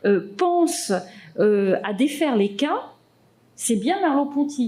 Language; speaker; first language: French; native; French